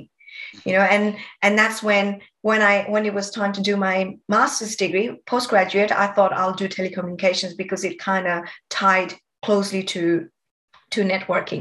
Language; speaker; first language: English; non-native, local second language; Nepali